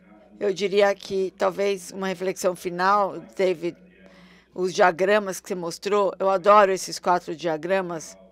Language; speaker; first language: Portuguese; non-native, fluent; German